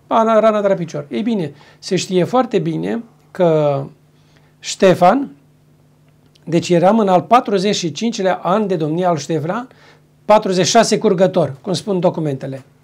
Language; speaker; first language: Romanian; native; Romanian